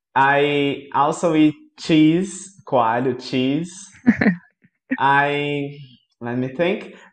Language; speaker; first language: English; non-native, fluent; Portuguese